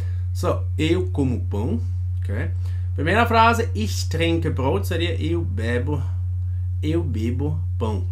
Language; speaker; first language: Portuguese; non-native, fluent; German